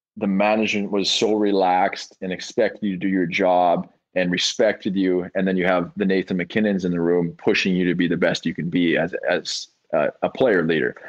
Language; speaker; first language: English; native; English